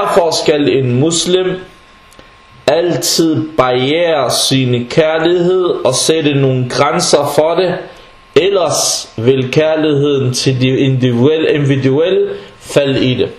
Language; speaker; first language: Danish; non-native, fluent; Arabic